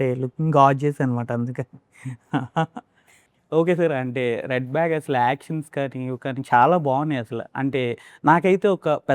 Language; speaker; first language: Telugu; native; Telugu